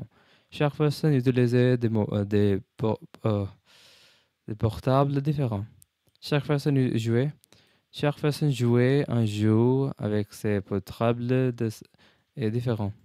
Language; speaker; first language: French; non-native, learner; English